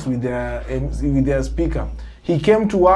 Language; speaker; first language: English; non-native, local second language; Swahili